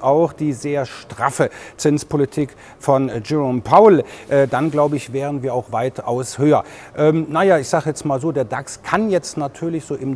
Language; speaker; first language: German; native; German